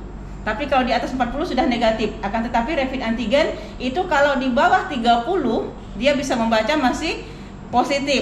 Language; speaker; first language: Indonesian; native; Indonesian